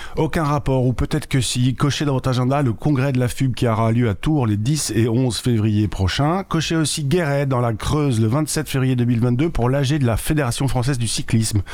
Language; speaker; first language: French; native; French